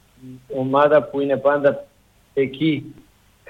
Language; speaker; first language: Greek; non-native, learner; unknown